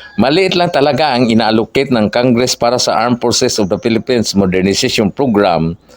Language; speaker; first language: Filipino; non-native, local second language; Cebuano